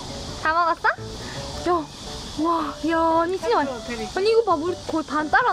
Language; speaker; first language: Korean; native; Korean